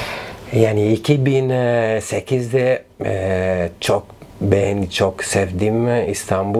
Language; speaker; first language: Turkish; non-native, learner; Italian